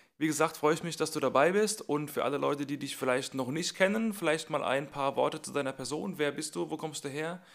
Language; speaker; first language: German; native; German